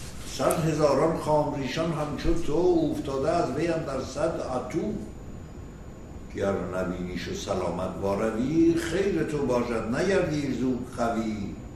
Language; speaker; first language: Persian; native; Persian